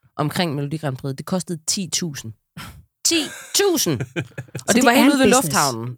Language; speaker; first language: Danish; native; Danish